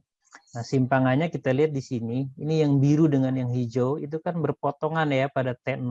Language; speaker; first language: Indonesian; native; Indonesian